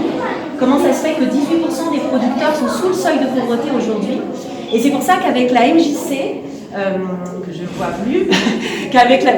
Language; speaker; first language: French; native; French